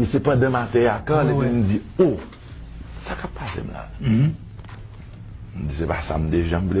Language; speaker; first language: Haitian Creole; native; Haitian Creole